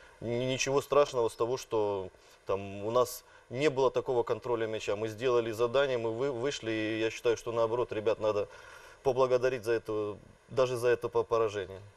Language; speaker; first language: Russian; native; Russian